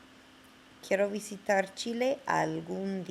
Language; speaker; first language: Spanish; non-native, fluent; English